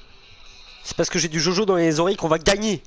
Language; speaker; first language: French; native; French